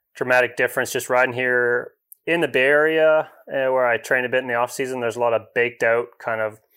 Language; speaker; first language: English; native; English